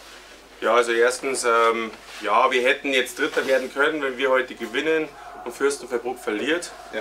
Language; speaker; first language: German; native; German